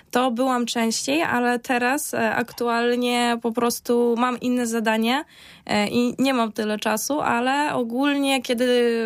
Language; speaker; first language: Polish; non-native, fluent; Ukrainian